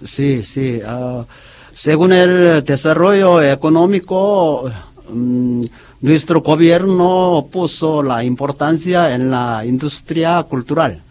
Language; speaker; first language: Spanish; non-native, learner; Korean